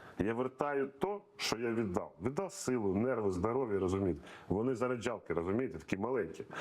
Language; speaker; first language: Ukrainian; non-native, local second language; Russian